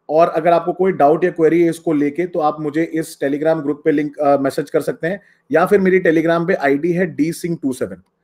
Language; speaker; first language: Hindi; native; Hindi